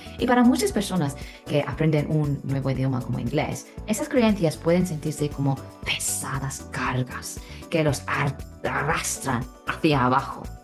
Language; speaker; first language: Spanish; non-native, fluent; Chinese